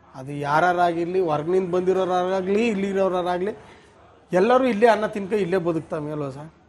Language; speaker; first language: Kannada; native; Kannada